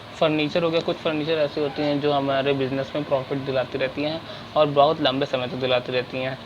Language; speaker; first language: Hindi; native; Hindi